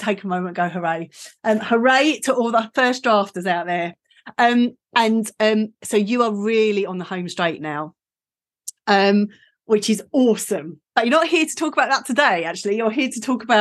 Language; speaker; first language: English; native; English